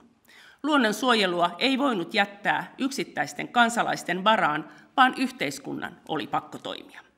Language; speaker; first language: Finnish; native; Finnish